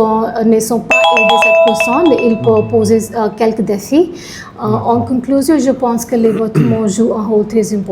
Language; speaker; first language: French; non-native, learner; Punjabi